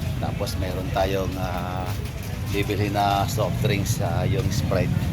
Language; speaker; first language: Filipino; native; Filipino